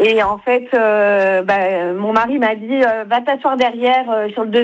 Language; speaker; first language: French; native; French